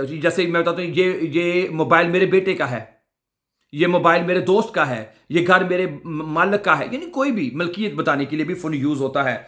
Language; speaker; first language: Urdu; non-native, local second language; Punjabi